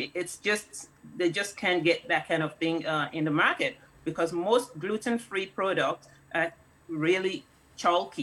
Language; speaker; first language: English; non-native, local second language; Yoruba